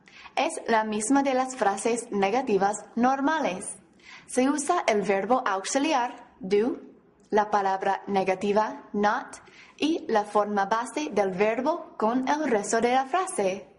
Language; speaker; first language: Spanish; non-native, fluent; English